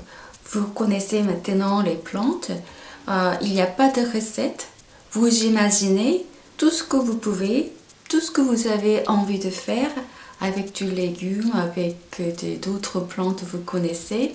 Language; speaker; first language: French; non-native, fluent; Korean